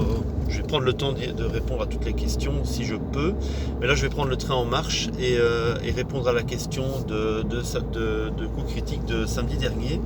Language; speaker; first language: French; native; French